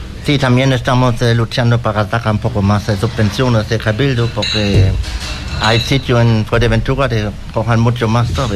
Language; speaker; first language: Spanish; non-native, learner; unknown